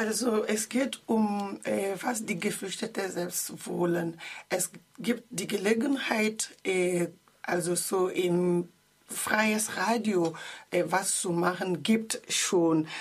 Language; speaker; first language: German; non-native, learner; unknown